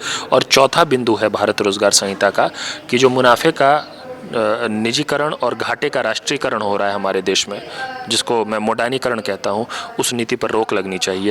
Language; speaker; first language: Hindi; native; Hindi